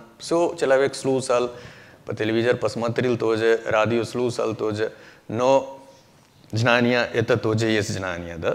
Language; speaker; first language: Russian; non-native, learner; Hindi